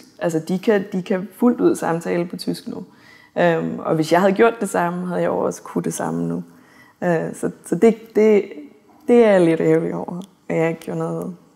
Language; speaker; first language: Danish; native; Danish